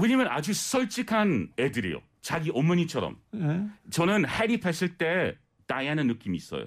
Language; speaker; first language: Korean; non-native, learner; English